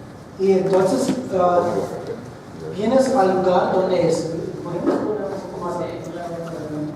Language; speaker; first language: Spanish; non-native, fluent; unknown